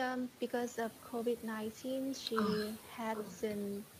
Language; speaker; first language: English; non-native, learner; Vietnamese